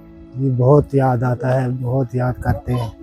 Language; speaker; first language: Hindi; non-native, local second language; Kashmiri